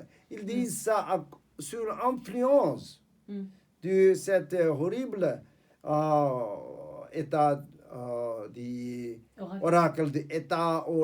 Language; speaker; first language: French; non-native, fluent; Tibetan